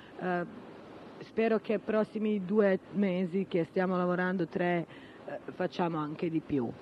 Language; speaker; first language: Italian; non-native, learner; Bosnian